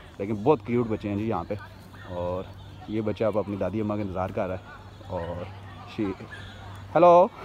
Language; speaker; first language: Urdu; non-native, local second language; Punjabi